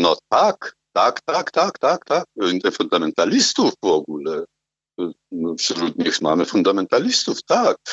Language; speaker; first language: Polish; non-native, fluent; Arabic